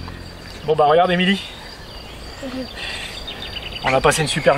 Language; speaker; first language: French; native; French